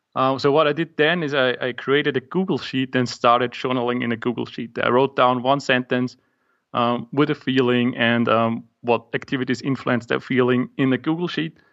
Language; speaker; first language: English; non-native, fluent; German